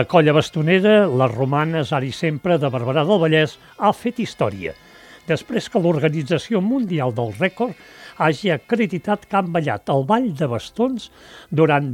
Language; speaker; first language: Catalan; native; Catalan